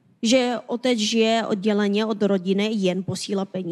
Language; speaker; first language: Czech; non-native, fluent; Korean